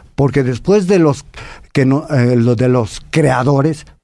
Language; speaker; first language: Spanish; native; Spanish